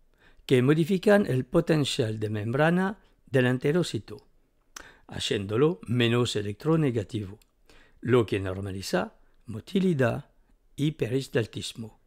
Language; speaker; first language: Spanish; native; Spanish